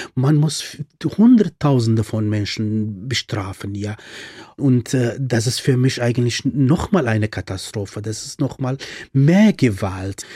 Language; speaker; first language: German; non-native, fluent; Arabic